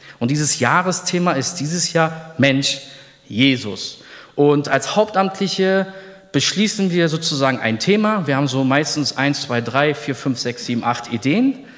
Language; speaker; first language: German; early bilingual, other home language; Polish